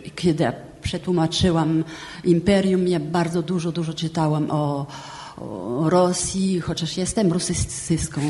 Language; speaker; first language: Polish; non-native, fluent; French